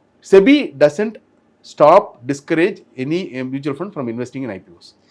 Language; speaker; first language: English; non-native, local second language; Tamil